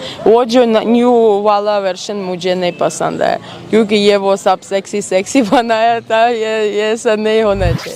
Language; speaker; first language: Hindi; non-native, learner; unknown